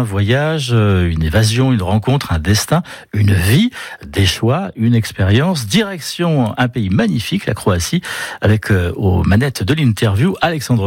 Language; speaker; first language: French; native; French